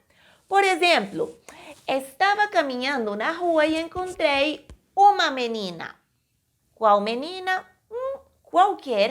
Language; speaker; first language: Portuguese; non-native, fluent; Spanish